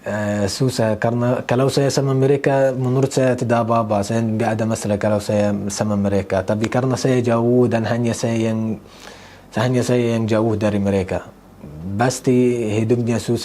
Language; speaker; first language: Indonesian; non-native, learner; Arabic